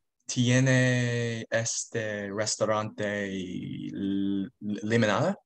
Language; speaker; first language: Spanish; non-native, learner; English